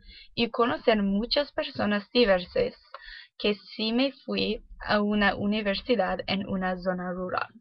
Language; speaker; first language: Spanish; non-native, learner; English